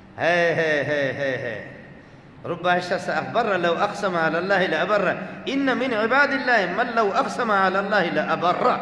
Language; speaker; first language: Urdu; non-native, local second language; Baluchi